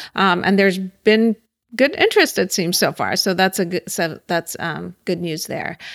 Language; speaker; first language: English; native; English